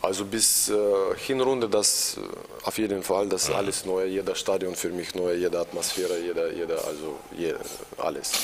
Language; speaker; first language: German; non-native, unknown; Russian